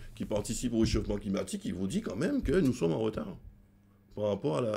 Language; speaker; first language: French; native; French